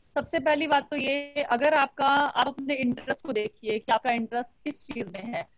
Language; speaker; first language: Hindi; native; Hindi